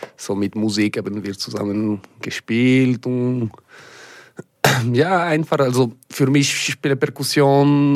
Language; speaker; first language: German; non-native, local second language; French